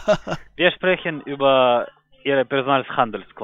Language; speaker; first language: German; non-native, learner; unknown